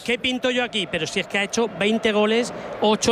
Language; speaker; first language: Spanish; native; Spanish